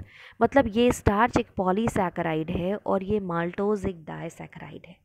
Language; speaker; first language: Hindi; native; Hindi